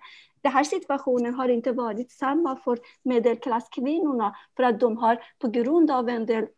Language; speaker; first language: Swedish; non-native, fluent; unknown